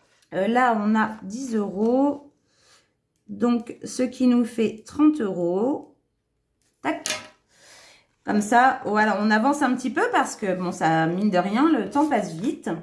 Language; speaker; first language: French; native; French